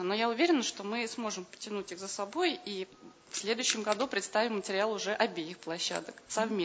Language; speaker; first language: Russian; native; Russian